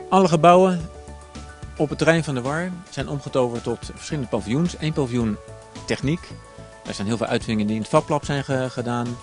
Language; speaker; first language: Dutch; native; Dutch